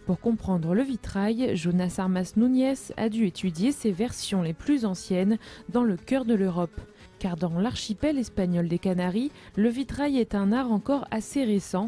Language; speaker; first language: French; native; French